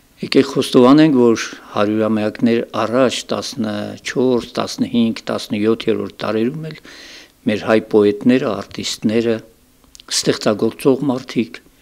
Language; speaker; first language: Armenian; native; Armenian